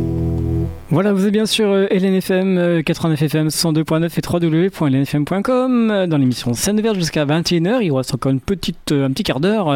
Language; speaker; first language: French; native; French